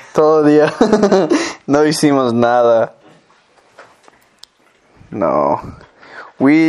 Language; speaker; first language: Spanish; non-native, learner; English